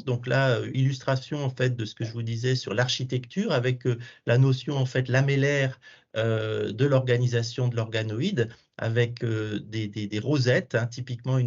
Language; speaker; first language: French; native; French